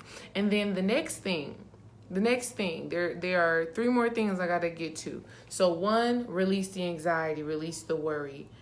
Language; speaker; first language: English; native; English